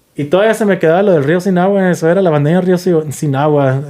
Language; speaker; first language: Spanish; early bilingual, heritage; Spanish